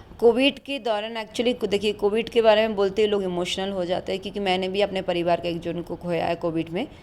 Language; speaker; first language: Hindi; non-native, local second language; Bangla